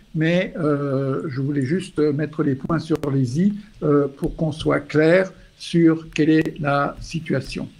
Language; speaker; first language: French; non-native, fluent; English